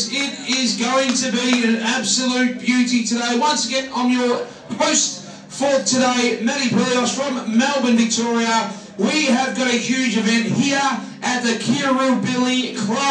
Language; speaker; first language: English; native; English